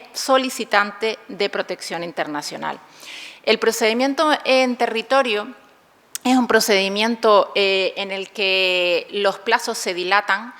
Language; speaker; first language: Spanish; native; Spanish